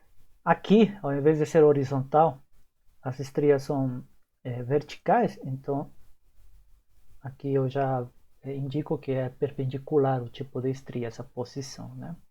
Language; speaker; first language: Portuguese; native; Portuguese